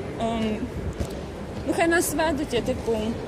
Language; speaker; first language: Czech; non-native, learner; Ukrainian